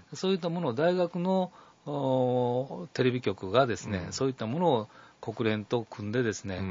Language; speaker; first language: Japanese; native; Japanese